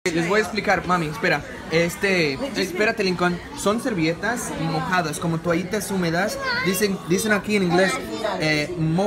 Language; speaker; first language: Spanish; non-native, fluent; English